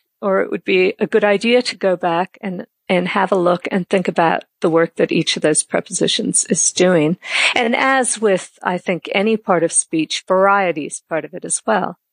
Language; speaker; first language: English; native; English